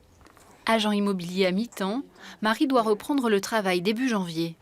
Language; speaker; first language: French; native; French